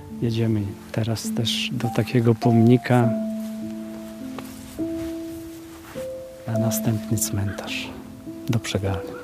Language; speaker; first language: Polish; native; Polish